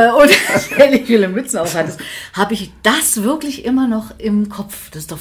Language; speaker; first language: German; native; German